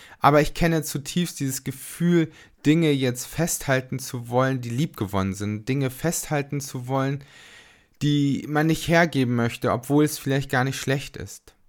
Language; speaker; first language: German; native; German